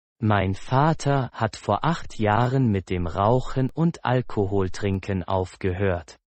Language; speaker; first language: German; non-native, fluent; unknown